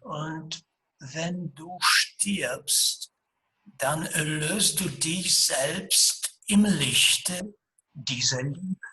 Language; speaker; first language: German; non-native, fluent; Russian